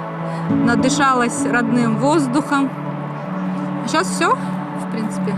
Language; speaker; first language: Russian; native; Russian